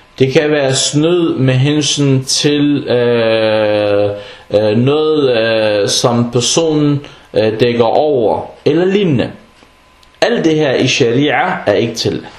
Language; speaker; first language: Danish; early bilingual, other home language; Arabic